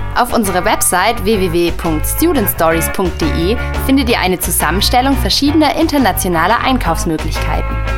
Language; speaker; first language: German; native; German